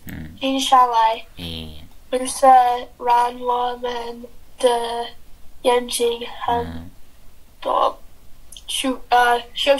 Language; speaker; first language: Chinese; non-native, learner; English